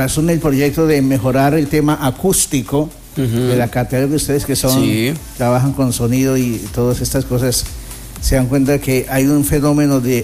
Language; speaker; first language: Spanish; native; Spanish